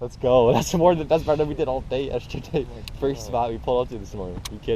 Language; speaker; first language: English; native; English